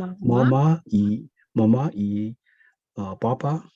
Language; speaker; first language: Russian; non-native, learner; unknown